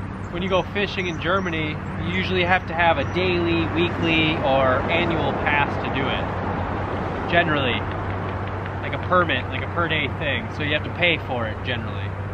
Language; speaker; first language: English; native; English